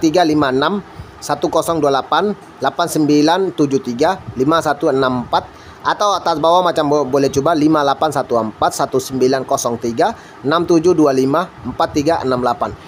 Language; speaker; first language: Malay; non-native, learner; Bangla